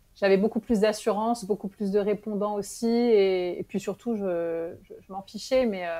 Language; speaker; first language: French; native; French